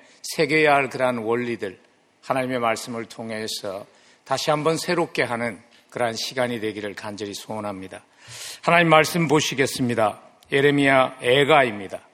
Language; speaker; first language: Korean; native; Korean